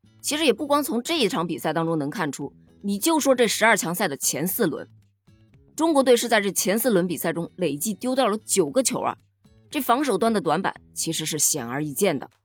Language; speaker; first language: Chinese; native; Chinese